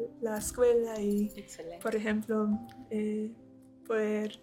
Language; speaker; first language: Spanish; non-native, learner; English